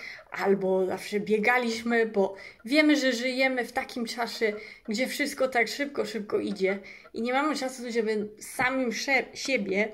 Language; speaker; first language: Polish; early bilingual, heritage; English